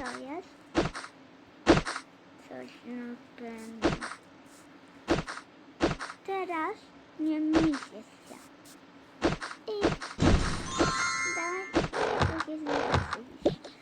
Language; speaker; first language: Polish; early bilingual, heritage; Polish